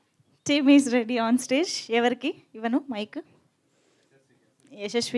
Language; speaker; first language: Telugu; native; Telugu